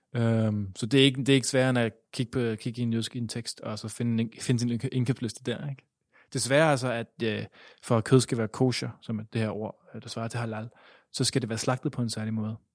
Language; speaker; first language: Danish; native; Danish